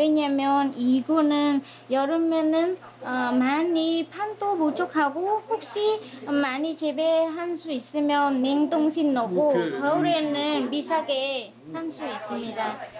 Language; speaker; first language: Korean; non-native, learner; Vietnamese